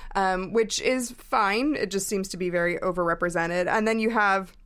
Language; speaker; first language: English; native; English